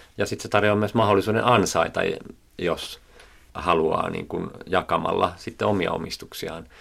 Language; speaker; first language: Finnish; native; Finnish